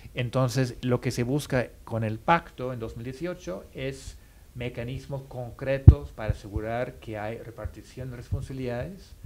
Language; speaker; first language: Spanish; non-native, fluent; English